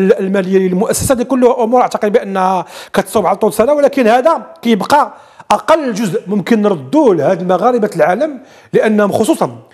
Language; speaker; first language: Arabic; native; Arabic